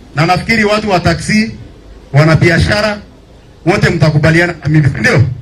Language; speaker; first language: Swahili; non-native, local second language; Masai